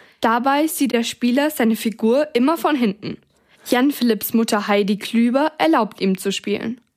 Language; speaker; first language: German; native; German